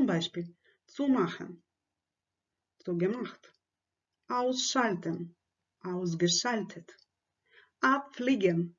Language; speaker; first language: German; non-native, fluent; Ukrainian